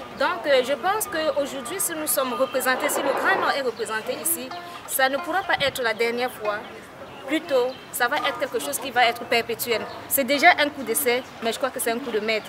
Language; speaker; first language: French; non-native, local second language; Fula